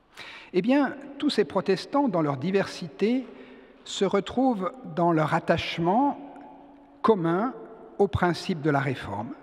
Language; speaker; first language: French; native; French